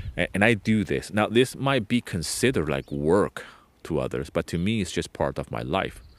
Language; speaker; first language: English; non-native, fluent; Spanish